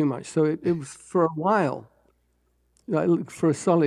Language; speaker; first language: English; native; English